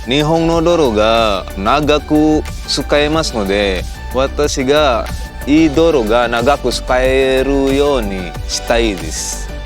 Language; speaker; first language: Japanese; non-native, learner; Indonesian